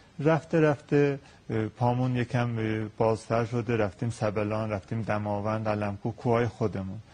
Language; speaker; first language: Persian; non-native, local second language; Azerbaijani